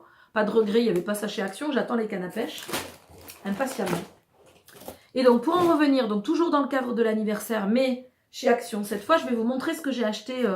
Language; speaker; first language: French; native; French